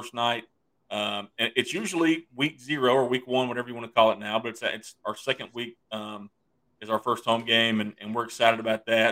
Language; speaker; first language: English; native; English